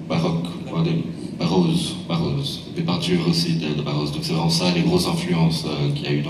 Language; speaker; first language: French; native; French